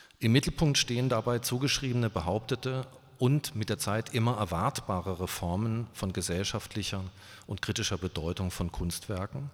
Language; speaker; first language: German; native; German